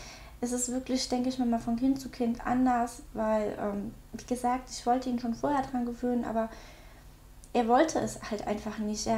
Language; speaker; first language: German; native; German